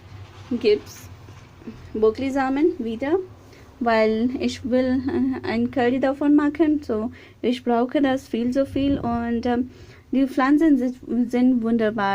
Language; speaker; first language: German; non-native, learner; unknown